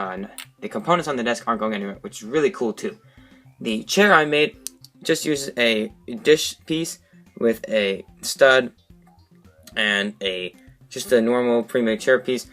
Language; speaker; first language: English; native; English